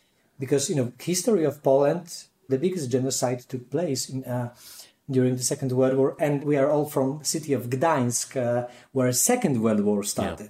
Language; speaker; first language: English; non-native, fluent; Polish